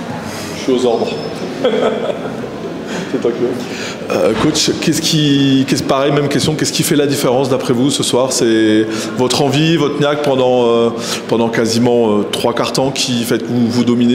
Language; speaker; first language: French; native; French